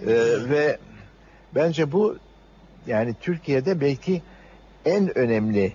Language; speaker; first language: Turkish; native; Turkish